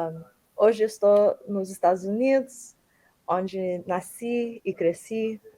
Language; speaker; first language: Portuguese; early bilingual, heritage; Portuguese